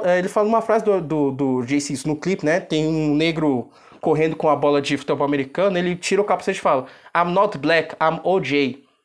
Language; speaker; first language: Portuguese; native; Portuguese